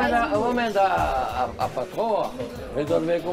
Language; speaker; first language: Portuguese; non-native, fluent; French